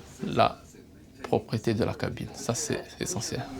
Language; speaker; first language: French; non-native, local second language; Malagasy